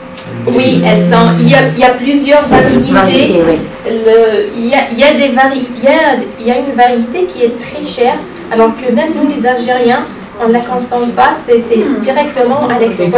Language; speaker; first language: French; non-native, local second language; Arabic